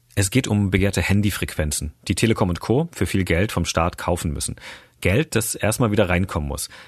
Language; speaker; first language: German; native; German